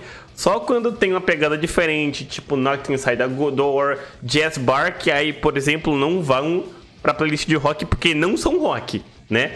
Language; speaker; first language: Portuguese; native; Portuguese